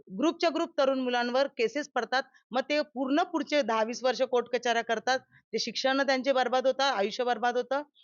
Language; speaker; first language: Marathi; native; Marathi